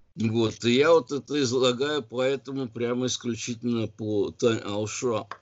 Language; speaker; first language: Russian; native; Russian